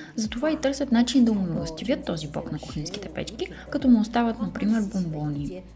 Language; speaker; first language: Bulgarian; non-native, fluent; Chinese